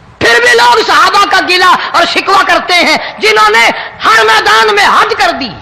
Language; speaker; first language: Urdu; non-native, local second language; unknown